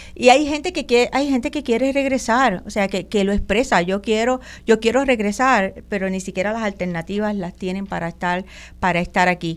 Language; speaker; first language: Spanish; native; Spanish